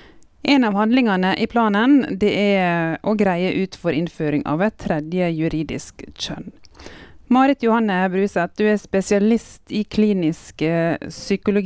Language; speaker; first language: Norwegian; native; Norwegian